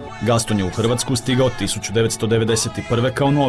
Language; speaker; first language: Croatian; native; Croatian